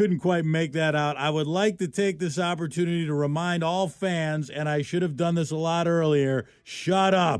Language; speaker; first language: English; native; English